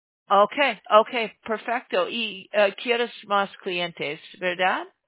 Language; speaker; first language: Spanish; non-native, learner; English